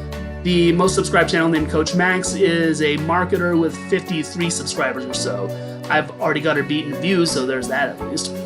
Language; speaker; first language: English; native; English